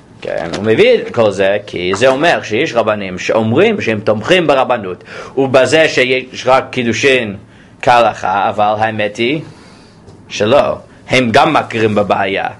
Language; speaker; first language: Hebrew; non-native, fluent; English